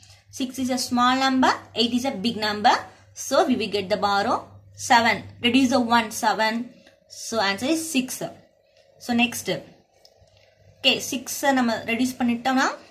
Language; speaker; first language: English; non-native, local second language; Tamil